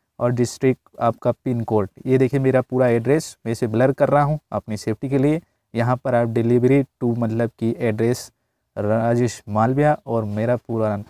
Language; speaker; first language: Hindi; native; Hindi